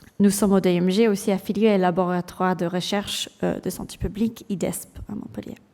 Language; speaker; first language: French; non-native, fluent; English